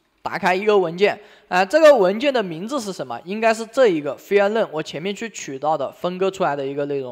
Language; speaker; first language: Chinese; native; Chinese